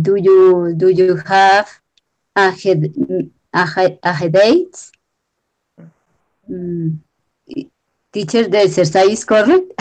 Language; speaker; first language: English; non-native, learner; Spanish